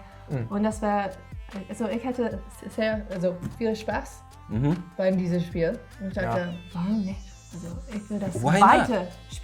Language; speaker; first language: German; non-native, learner; English